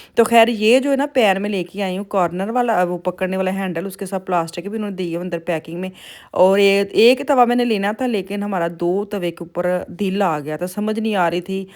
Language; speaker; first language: Urdu; non-native, local second language; Punjabi